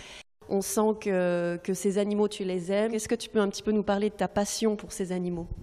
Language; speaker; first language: French; native; French